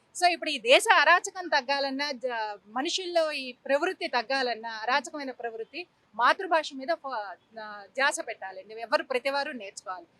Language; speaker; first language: Telugu; native; Telugu